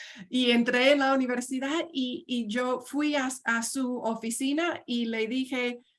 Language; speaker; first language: Spanish; non-native, fluent; English